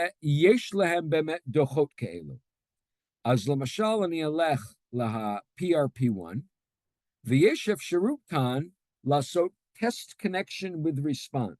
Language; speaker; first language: Hebrew; non-native, fluent; English